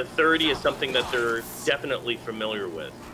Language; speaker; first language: English; native; English